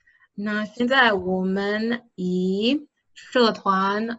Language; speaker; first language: Chinese; non-native, fluent; English